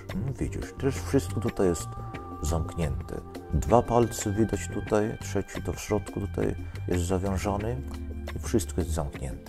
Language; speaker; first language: Polish; early bilingual, heritage; Polish